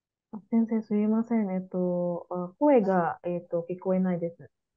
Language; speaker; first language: Japanese; non-native, learner; Indonesian